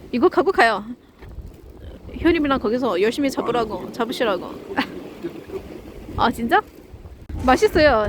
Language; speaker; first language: Korean; non-native, fluent; Chinese